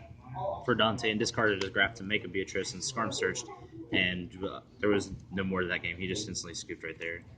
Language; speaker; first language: English; native; English